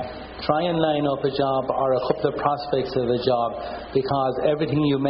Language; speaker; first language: English; native; English